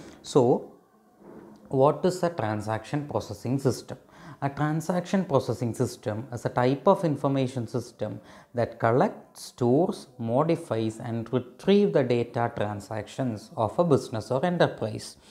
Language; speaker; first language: English; non-native, local second language; Malayalam